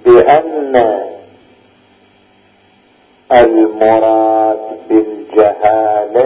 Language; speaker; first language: Arabic; native; Arabic